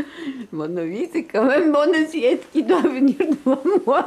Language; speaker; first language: French; non-native, local second language; Russian